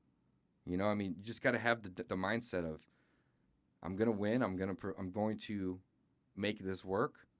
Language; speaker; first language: English; native; English